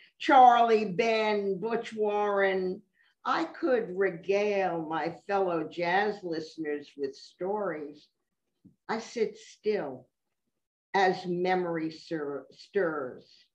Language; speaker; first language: English; native; English